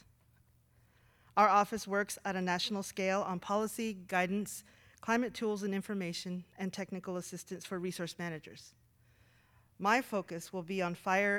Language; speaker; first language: English; native; English